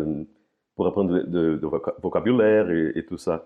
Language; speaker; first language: French; non-native, fluent; Portuguese